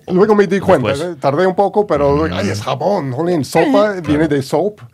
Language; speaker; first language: Spanish; non-native, fluent; English